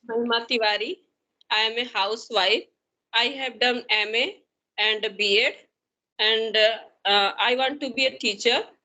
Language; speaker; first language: English; non-native, learner; Hindi